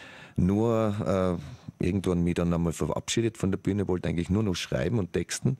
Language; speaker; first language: German; native; German